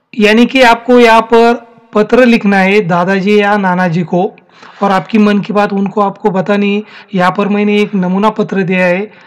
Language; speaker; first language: Hindi; non-native, local second language; Marathi